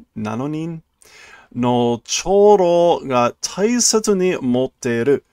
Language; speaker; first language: Japanese; non-native, learner; English